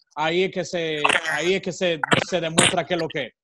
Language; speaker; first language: Spanish; native; Spanish